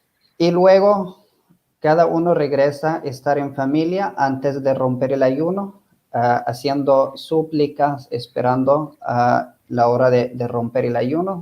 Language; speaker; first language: Spanish; non-native, fluent; Arabic